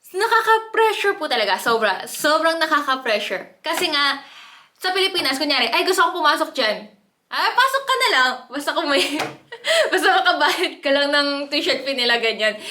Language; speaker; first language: Filipino; early bilingual, other home language; Korean